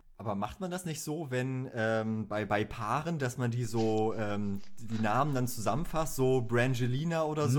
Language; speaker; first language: German; native; German